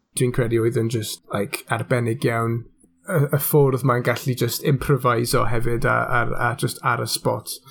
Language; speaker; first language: Welsh; non-native, local second language; English